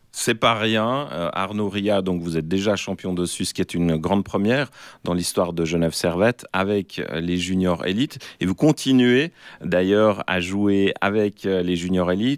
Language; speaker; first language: French; native; French